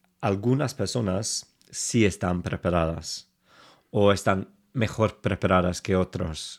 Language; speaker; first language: Spanish; non-native, fluent; English